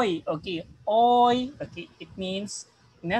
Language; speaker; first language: English; non-native, fluent; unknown